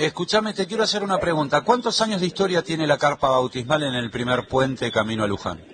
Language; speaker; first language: Spanish; native; Spanish